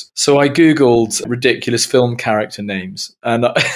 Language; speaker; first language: English; native; English